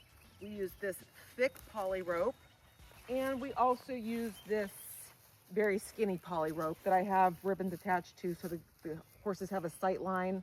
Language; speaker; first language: English; native; English